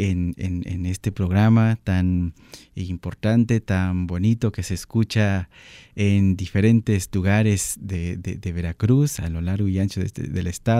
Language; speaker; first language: Spanish; non-native, local second language; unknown